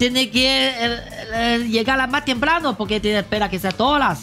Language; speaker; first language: Spanish; non-native, learner; Chinese